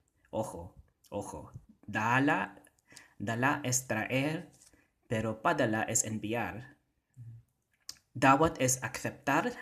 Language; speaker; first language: Spanish; non-native, fluent; Cebuano